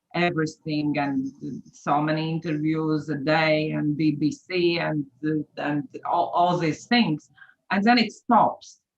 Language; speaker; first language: English; non-native, fluent; Latvian